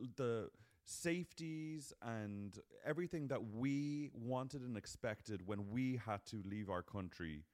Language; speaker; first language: English; native; English